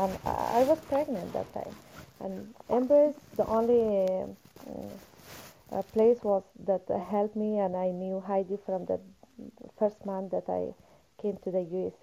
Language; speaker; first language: English; non-native, fluent; Persian